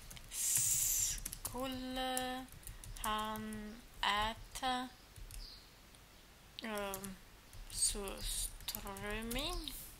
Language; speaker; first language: Swedish; non-native, learner; German